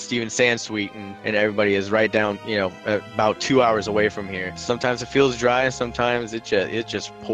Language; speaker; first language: English; native; English